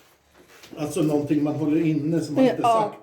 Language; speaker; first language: Swedish; native; Swedish